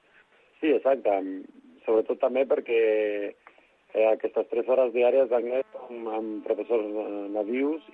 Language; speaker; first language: Catalan; non-native, local second language; Spanish